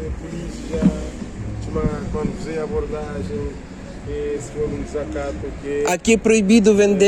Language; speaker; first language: Portuguese; non-native, learner; Ukrainian